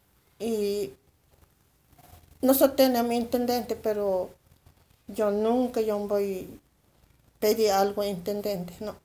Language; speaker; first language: Spanish; non-native, local second language; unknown